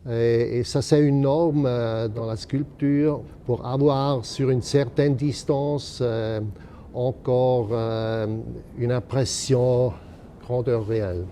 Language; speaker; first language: French; non-native, fluent; German